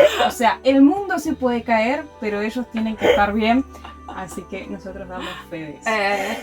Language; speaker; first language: Spanish; native; Spanish